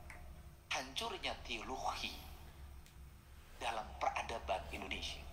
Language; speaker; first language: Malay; non-native, local second language; Sundanese